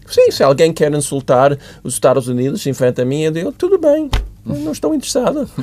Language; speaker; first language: Portuguese; non-native, fluent; English